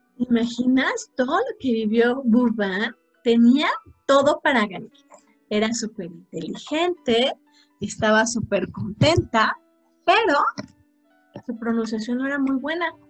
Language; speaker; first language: Spanish; native; Spanish